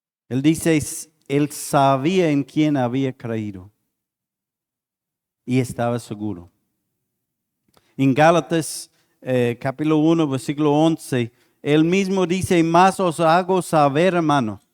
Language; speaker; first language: Spanish; non-native, fluent; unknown